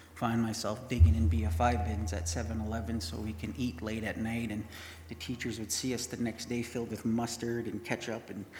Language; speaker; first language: English; native; English